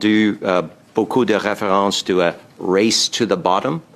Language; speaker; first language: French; non-native, learner; English